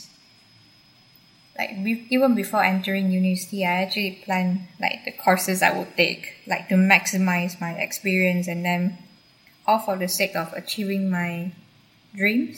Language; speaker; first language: English; non-native, local second language; Chinese